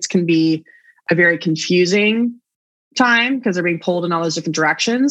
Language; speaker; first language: English; native; English